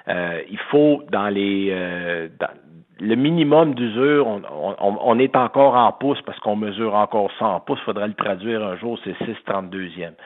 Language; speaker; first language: French; native; French